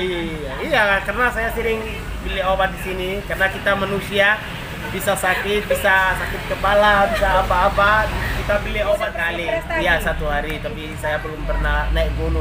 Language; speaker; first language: Indonesian; non-native, fluent; Somali